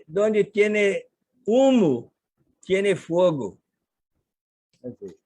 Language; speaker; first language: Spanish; non-native, learner; Portuguese